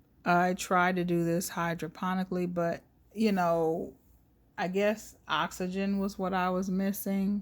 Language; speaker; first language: English; native; English